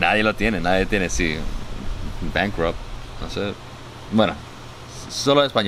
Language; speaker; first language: Spanish; early bilingual, heritage; Spanish